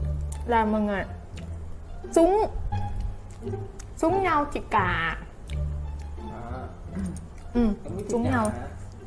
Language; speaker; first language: Vietnamese; non-native, learner; Thai